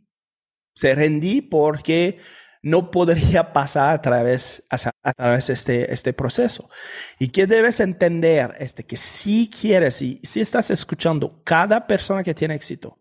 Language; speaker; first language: Spanish; non-native, fluent; French